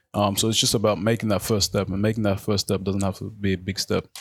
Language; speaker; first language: English; non-native, local second language; Arabic